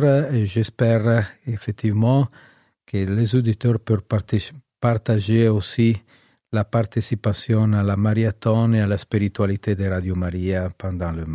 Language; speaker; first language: French; non-native, learner; Italian